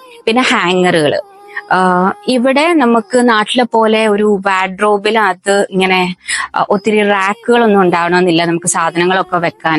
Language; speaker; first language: Malayalam; native; Malayalam